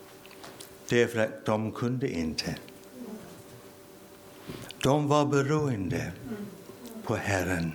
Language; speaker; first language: Swedish; non-native, fluent; English